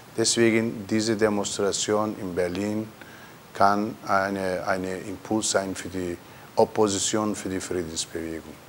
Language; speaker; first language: German; non-native, learner; Turkish